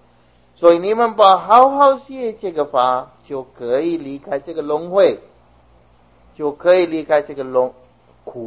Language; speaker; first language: Chinese; non-native, fluent; Sinhala